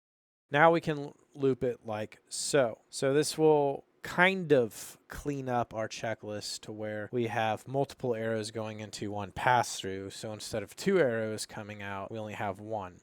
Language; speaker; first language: English; native; English